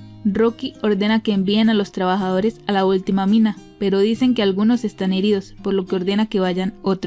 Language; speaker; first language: Spanish; native; Spanish